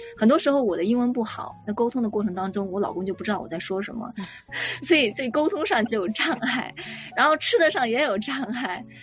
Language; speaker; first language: Chinese; native; Chinese